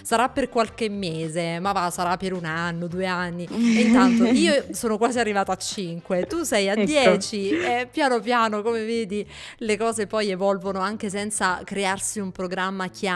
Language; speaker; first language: Italian; native; Italian